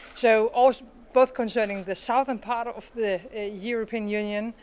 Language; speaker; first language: English; non-native, fluent; Danish